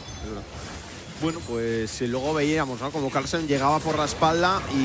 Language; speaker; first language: Spanish; native; Spanish